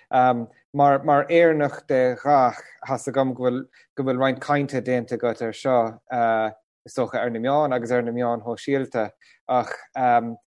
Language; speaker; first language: Irish; non-native, local second language; English